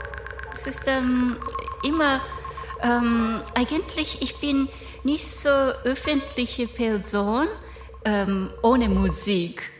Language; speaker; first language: German; non-native, learner; Japanese